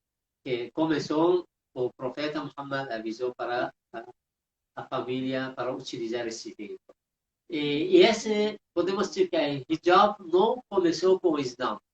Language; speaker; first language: Portuguese; non-native, fluent; Persian